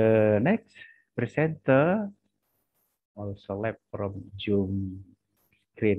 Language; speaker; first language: English; non-native, learner; Indonesian